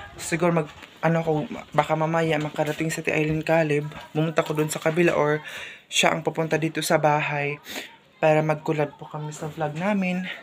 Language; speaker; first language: Filipino; non-native, local second language; Cebuano